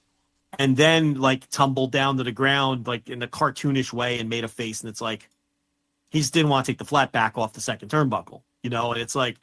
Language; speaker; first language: English; native; English